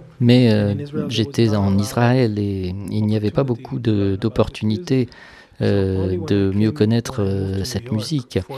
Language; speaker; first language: French; non-native, fluent; Hebrew